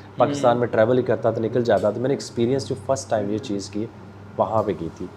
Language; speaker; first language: Urdu; non-native, local second language; Punjabi